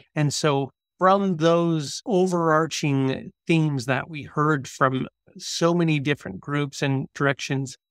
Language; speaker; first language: English; native; English